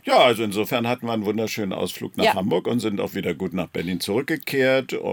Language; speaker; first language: German; native; German